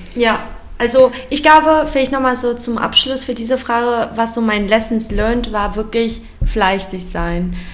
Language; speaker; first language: German; early bilingual, other home language; Vietnamese